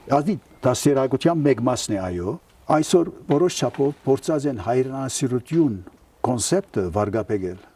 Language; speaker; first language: Armenian; early bilingual, heritage; Armenian